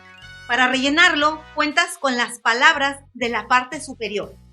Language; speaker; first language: Spanish; native; Spanish